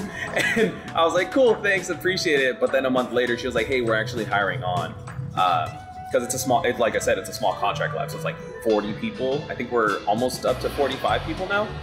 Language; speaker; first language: English; native; English